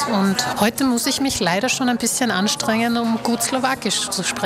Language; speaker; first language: German; early bilingual, other home language; Slovak